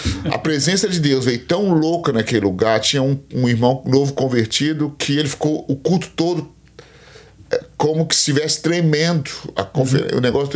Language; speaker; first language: Portuguese; native; Portuguese